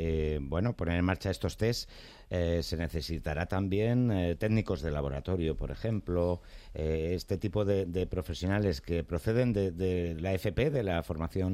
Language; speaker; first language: Spanish; native; Spanish